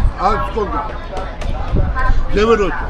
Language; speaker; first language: Russian; non-native, learner; Georgian